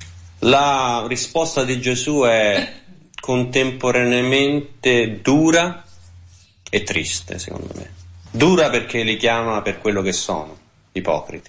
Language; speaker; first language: Italian; native; Italian